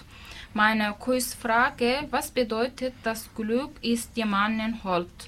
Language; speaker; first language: German; non-native, learner; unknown